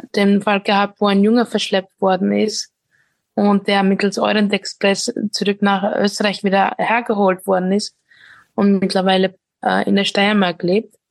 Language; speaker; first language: German; native; German